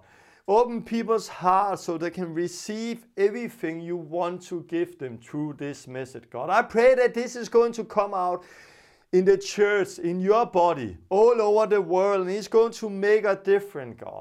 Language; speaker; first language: English; non-native, fluent; Danish